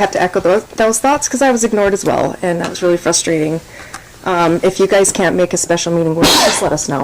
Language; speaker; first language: English; native; English